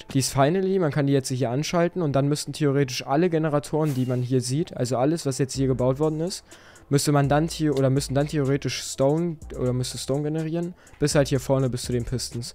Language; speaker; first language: German; native; German